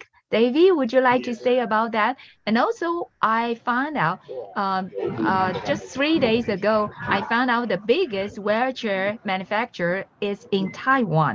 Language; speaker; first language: English; non-native, learner; Chinese